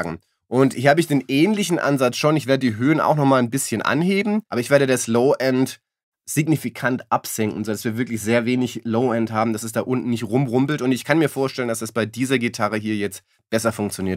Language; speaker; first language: German; native; German